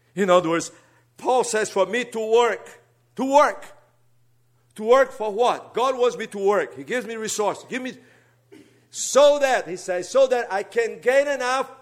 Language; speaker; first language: English; non-native, fluent; Portuguese